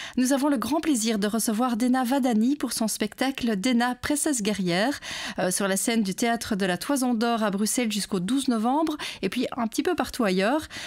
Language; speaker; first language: French; native; French